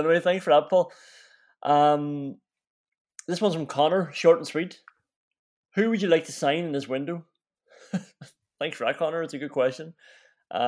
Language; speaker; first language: English; native; English